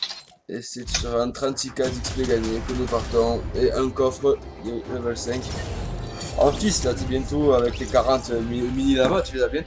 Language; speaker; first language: French; native; French